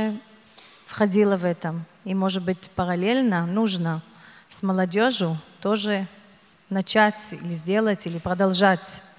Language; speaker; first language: Russian; non-native, fluent; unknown